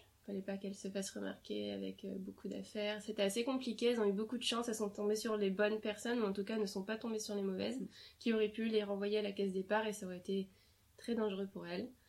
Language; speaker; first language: French; native; French